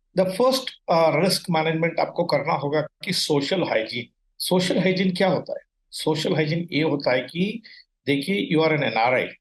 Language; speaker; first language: Hindi; non-native, local second language; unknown